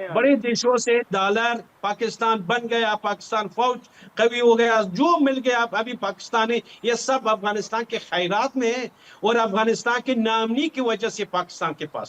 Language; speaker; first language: Hindi; non-native, fluent; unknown